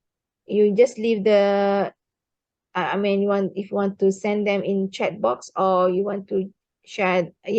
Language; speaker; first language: English; non-native, local second language; Malay